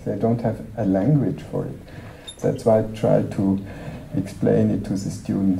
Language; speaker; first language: English; non-native, fluent; German